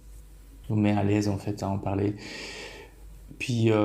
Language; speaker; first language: French; non-native, fluent; Polish